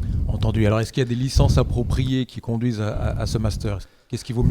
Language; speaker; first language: French; native; French